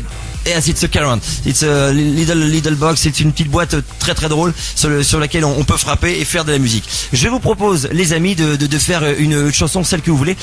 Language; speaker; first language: French; native; French